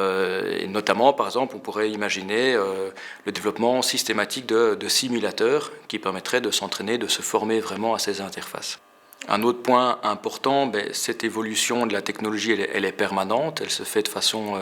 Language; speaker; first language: French; native; French